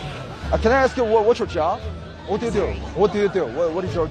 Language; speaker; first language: English; non-native, learner; Korean